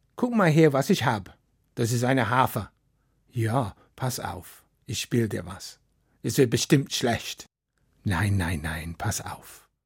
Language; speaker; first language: German; non-native, fluent; English